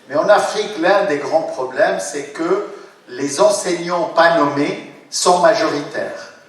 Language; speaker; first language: French; non-native, local second language; Arabic